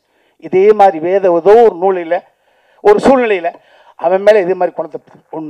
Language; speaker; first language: Tamil; native; Tamil